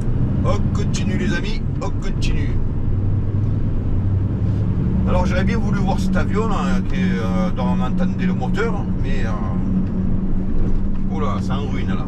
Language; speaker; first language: French; native; French